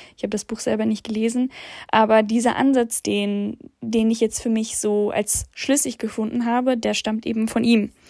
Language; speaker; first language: German; early bilingual, other home language; English